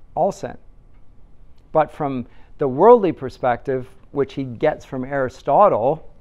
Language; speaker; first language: English; native; English